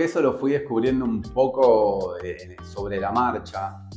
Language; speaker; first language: Spanish; native; Spanish